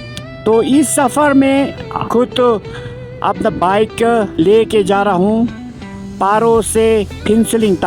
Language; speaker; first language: Hindi; non-native, fluent; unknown